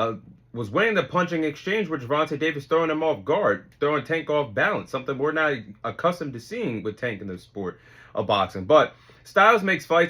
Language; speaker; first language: English; native; English